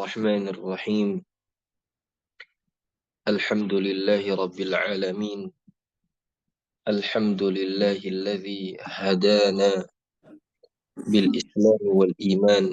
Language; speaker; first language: Arabic; non-native, fluent; Indonesian